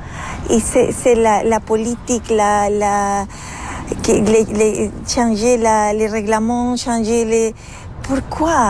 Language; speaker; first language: French; non-native, learner; Spanish